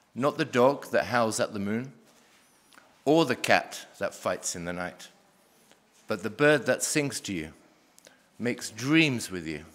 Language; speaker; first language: English; native; English